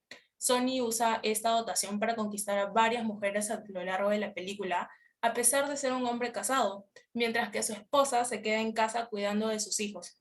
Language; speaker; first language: Spanish; native; Spanish